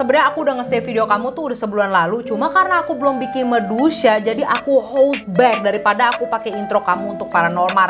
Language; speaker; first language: Indonesian; native; Indonesian